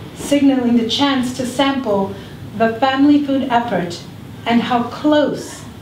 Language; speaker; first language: English; early bilingual, other home language; Spanish